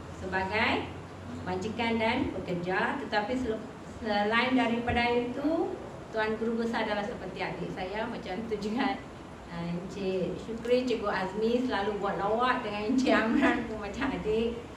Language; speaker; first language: Malay; non-native, local second language; Tamil